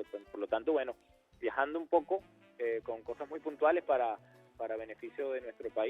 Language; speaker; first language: Spanish; native; Spanish